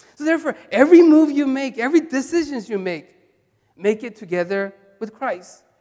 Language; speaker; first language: English; early bilingual, other home language; Korean